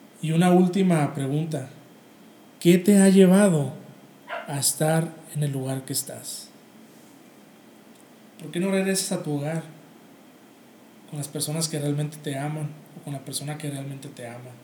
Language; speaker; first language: Spanish; native; Spanish